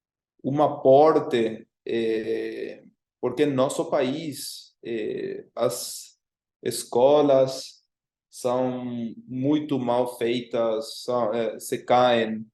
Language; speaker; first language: Portuguese; non-native, fluent; Spanish